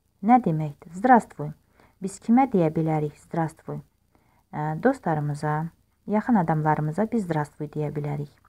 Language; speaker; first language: Azerbaijani; non-native, local second language; Russian